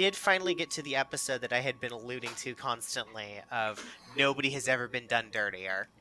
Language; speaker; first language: English; native; English